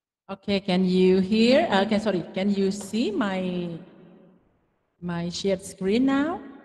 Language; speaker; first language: English; non-native, fluent; Indonesian